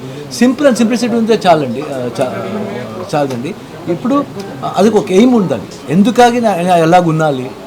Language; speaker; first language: Telugu; non-native, learner; Kannada